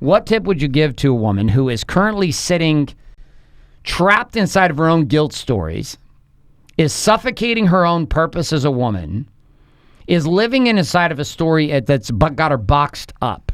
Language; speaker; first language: English; native; English